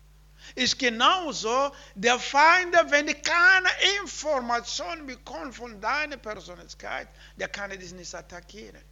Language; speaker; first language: German; non-native, learner; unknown